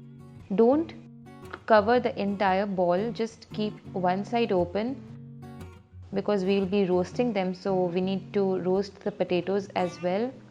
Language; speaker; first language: English; non-native, local second language; Hindi